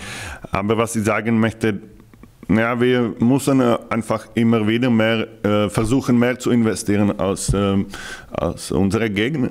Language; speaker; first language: German; non-native, fluent; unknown